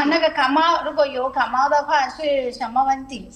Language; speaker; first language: Chinese; non-native, learner; Telugu